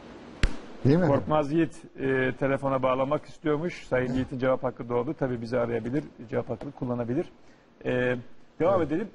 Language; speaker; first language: Turkish; native; Turkish